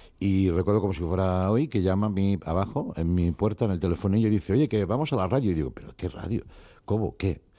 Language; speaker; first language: Spanish; non-native, local second language; Catalan